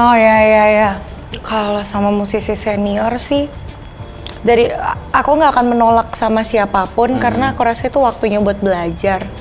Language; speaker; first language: Indonesian; native; Indonesian